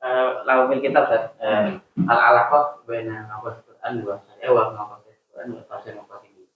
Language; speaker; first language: Arabic; non-native, learner; Indonesian